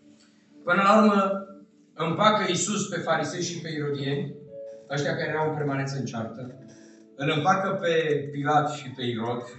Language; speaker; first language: Romanian; native; Romanian